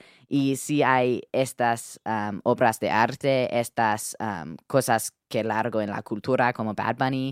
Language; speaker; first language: Spanish; non-native, learner; English